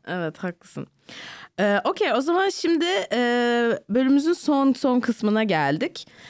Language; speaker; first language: Turkish; native; Turkish